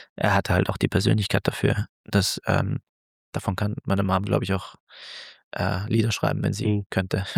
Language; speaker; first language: German; early bilingual, other home language; Turkish